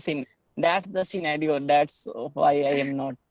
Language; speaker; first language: English; non-native, learner; Hindi